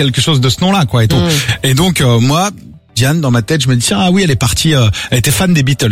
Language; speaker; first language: French; native; French